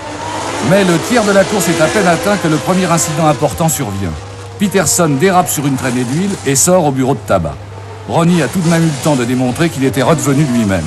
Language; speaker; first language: French; native; French